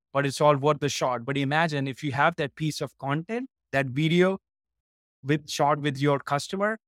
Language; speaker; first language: English; non-native, local second language; Hindi